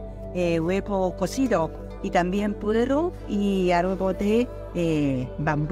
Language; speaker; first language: Spanish; non-native, learner; Japanese